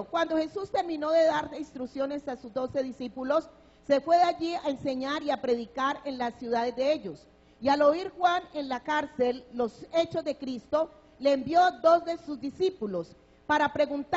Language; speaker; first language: Spanish; native; Spanish